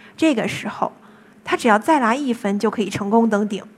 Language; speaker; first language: Chinese; native; Chinese